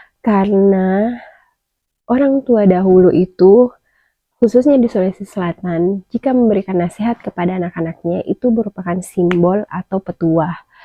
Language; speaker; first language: Indonesian; native; Indonesian